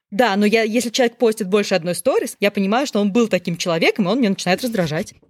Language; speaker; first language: Russian; native; Russian